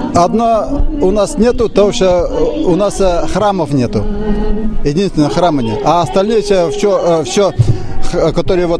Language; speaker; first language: Russian; non-native, local second language; Udmurt